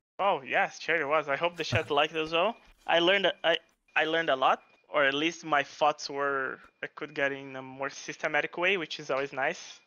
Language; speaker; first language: English; non-native, fluent; Portuguese